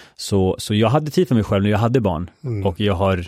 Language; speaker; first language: Swedish; early bilingual, other home language; Spanish